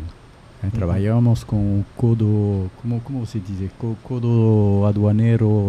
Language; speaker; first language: Portuguese; non-native, learner; French